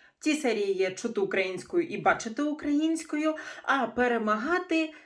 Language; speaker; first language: Ukrainian; non-native, local second language; Russian